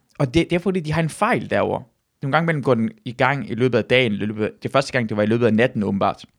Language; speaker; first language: Danish; early bilingual, other home language; Persian